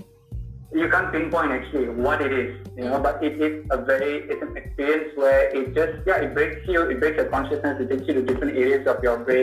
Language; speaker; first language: English; non-native, local second language; Tamil